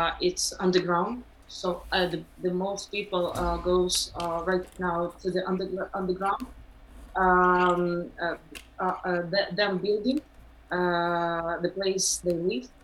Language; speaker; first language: English; non-native, learner; Ukrainian